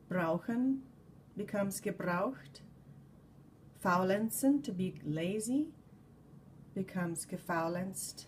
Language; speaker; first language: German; non-native, fluent; English